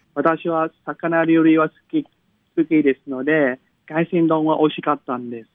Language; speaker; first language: Japanese; non-native, fluent; Vietnamese